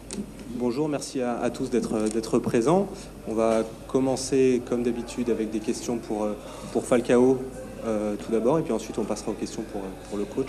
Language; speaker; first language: French; native; French